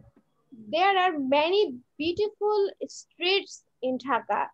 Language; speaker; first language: English; non-native, learner; Bangla